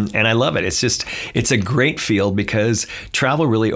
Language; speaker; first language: English; native; English